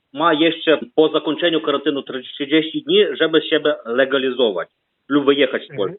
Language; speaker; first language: Polish; non-native, learner; Ukrainian